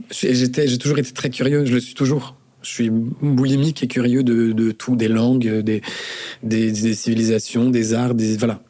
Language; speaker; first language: French; non-native, fluent; Portuguese